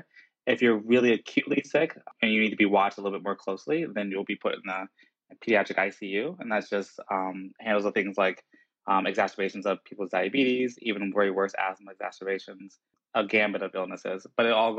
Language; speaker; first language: English; native; English